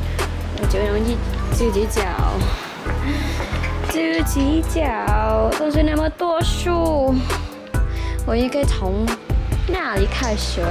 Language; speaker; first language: Chinese; non-native, learner; Vietnamese